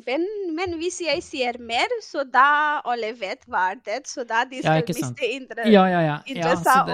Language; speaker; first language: Norwegian; non-native, fluent; Bangla